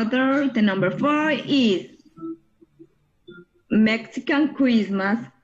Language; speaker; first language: English; non-native, learner; Spanish